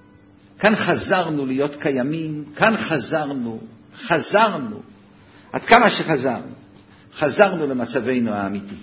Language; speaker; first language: Hebrew; native; Hebrew